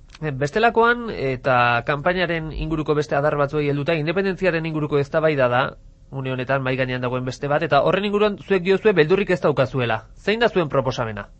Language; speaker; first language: Basque; native; Basque